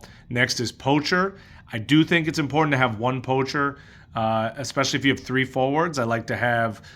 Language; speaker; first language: English; native; English